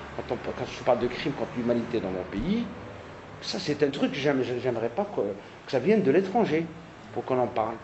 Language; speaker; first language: French; non-native, local second language; Kabyle